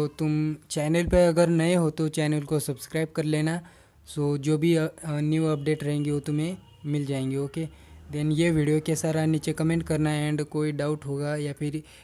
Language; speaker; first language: Hindi; non-native, local second language; Marathi